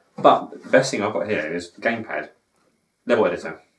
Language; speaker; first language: English; native; English